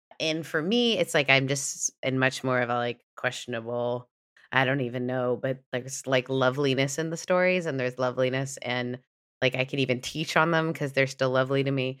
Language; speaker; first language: English; native; English